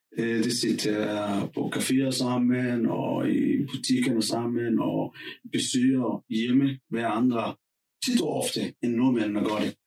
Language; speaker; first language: Danish; non-native, fluent; Somali